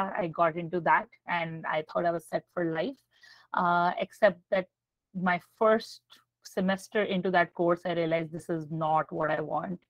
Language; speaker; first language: English; non-native, local second language; Hindi